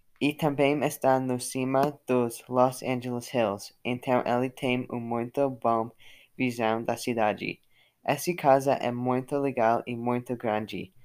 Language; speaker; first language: Portuguese; non-native, learner; English